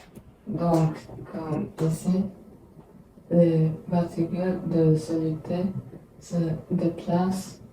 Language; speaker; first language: French; non-native, learner; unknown